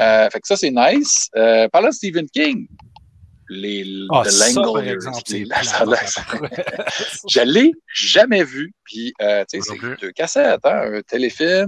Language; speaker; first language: French; native; French